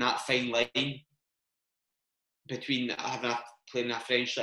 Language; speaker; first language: English; native; English